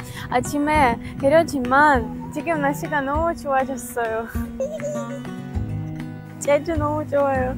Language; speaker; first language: Korean; non-native, learner; Ukrainian